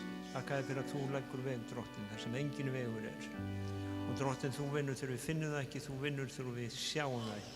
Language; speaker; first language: Icelandic; non-native, fluent; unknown